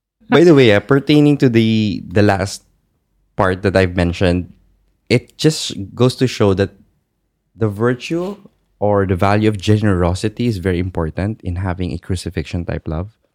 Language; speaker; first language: English; non-native, local second language; Filipino